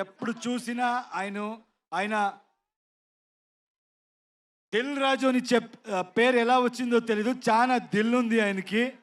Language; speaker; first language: Telugu; non-native, learner; Kannada